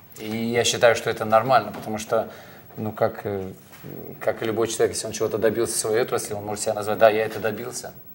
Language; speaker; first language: Russian; native; Russian